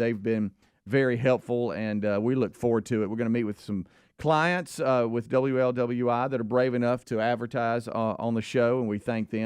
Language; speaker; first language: English; native; English